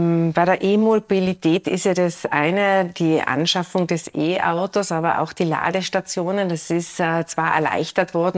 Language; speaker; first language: German; native; German